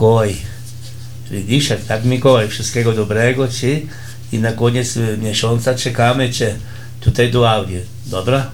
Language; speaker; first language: Polish; early bilingual, heritage; Portuguese